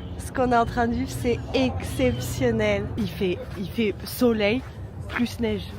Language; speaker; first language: French; native; French